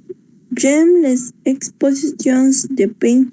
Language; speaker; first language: French; non-native, learner; Spanish